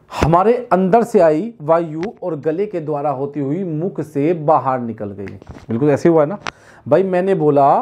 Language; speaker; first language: Hindi; native; Hindi